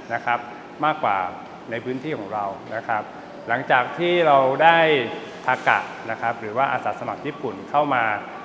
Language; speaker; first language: Thai; native; Thai